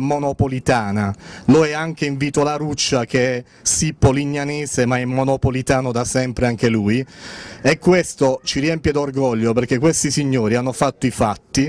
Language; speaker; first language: Italian; native; Italian